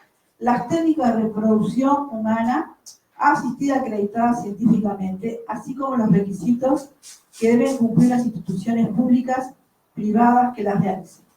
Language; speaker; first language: Spanish; native; Spanish